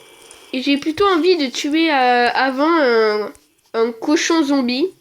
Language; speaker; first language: French; native; French